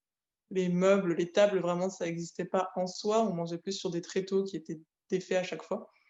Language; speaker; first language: French; native; French